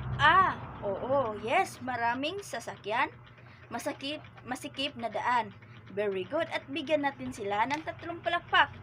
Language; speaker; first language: Filipino; non-native, local second language; Cebuano